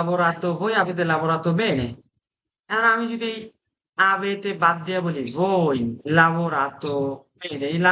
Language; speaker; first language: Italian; non-native, fluent; Bangla